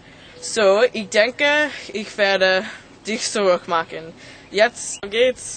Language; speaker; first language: German; non-native, learner; English